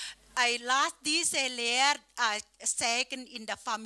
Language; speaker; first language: German; non-native, learner; Thai